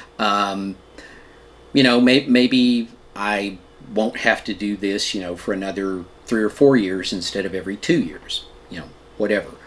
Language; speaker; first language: English; native; English